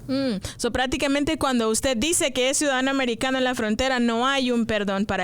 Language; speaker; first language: Spanish; native; Spanish